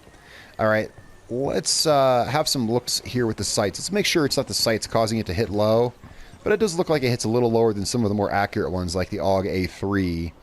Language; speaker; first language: English; native; English